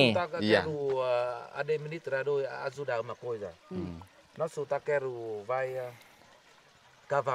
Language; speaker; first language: Portuguese; non-native, learner; Vietnamese